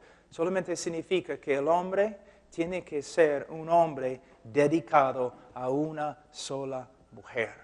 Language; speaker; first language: Spanish; non-native, fluent; English